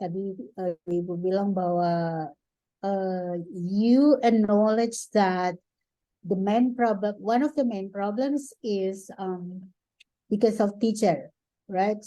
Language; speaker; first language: English; non-native, fluent; Indonesian